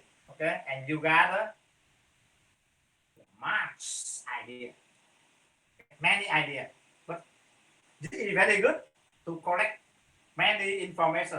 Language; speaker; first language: English; non-native, fluent; Vietnamese